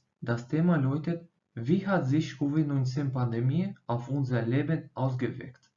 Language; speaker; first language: German; non-native, fluent; Albanian